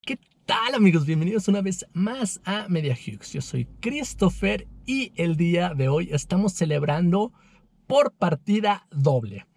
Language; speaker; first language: Spanish; native; Spanish